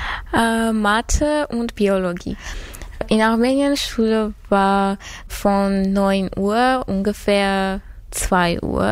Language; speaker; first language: German; non-native, learner; Armenian